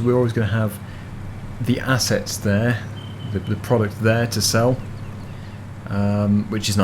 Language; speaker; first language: English; native; English